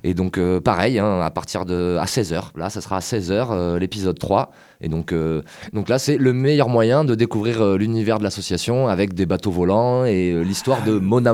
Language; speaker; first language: French; native; French